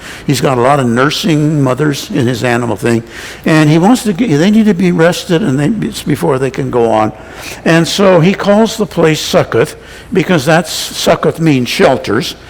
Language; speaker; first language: English; native; English